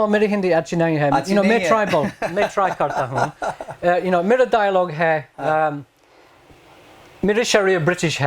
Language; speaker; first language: Hindi; non-native, learner; English